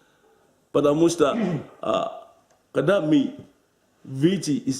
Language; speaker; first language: Russian; non-native, learner; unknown